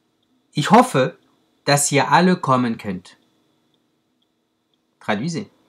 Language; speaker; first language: German; non-native, fluent; French